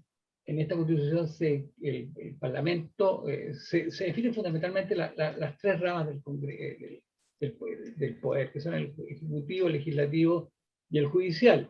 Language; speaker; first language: Spanish; native; Spanish